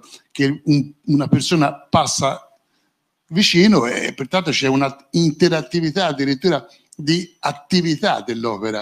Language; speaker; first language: Italian; native; Italian